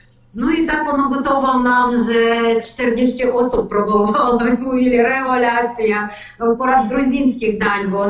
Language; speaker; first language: Polish; non-native, learner; Ukrainian